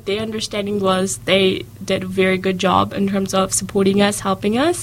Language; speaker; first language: English; native; English